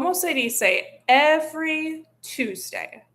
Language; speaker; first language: Spanish; non-native, fluent; English